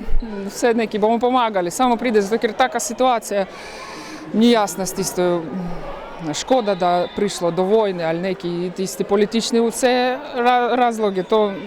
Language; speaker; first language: Slovenian; non-native, learner; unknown